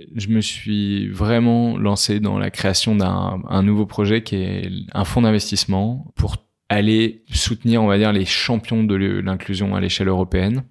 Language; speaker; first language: French; native; French